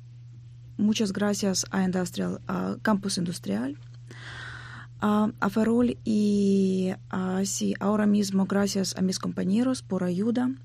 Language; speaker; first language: Spanish; non-native, learner; Ukrainian